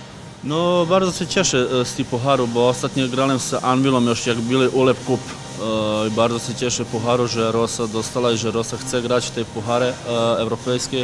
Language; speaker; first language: Polish; non-native, fluent; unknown